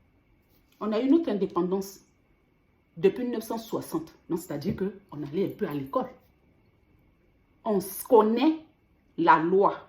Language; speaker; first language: French; native; French